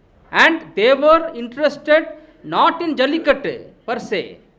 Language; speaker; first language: English; non-native, local second language; Tamil